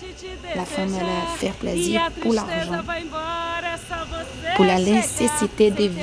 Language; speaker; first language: French; non-native, learner; Portuguese